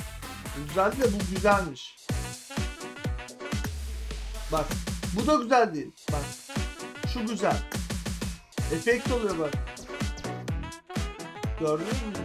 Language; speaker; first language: Turkish; native; Turkish